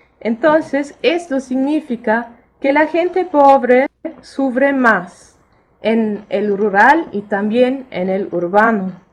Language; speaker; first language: Spanish; non-native, fluent; German